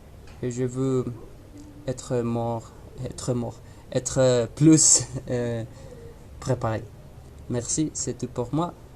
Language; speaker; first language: French; non-native, learner; Spanish